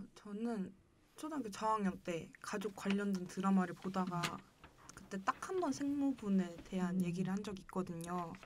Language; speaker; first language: Korean; native; Korean